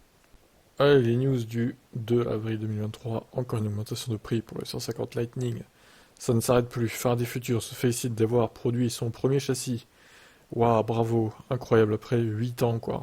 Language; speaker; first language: French; native; French